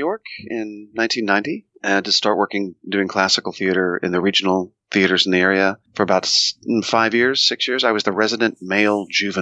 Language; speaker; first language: English; native; English